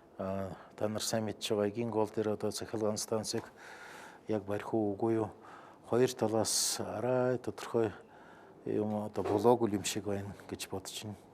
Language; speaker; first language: Mongolian; non-native, fluent; Russian